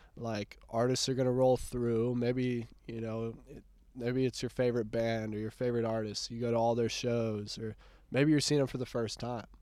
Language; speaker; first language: English; native; English